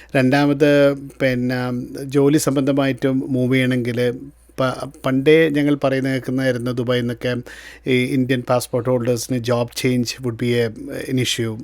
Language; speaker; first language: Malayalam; early bilingual, heritage; Malayalam